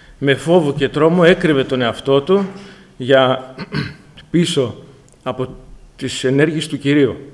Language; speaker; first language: Greek; native; Greek